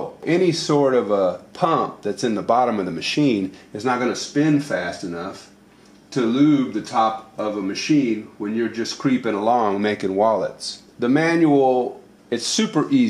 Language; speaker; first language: English; native; English